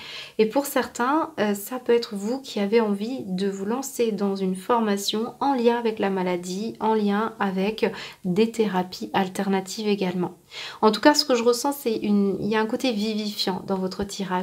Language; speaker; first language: French; native; French